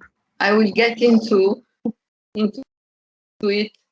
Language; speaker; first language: English; non-native, learner; Italian